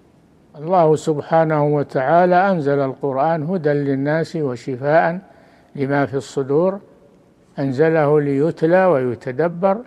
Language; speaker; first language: Arabic; native; Arabic